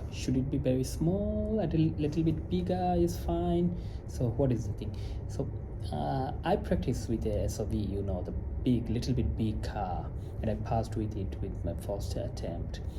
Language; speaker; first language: English; non-native, local second language; Sylheti